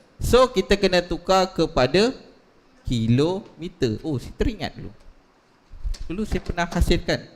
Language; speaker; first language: Malay; native; Malay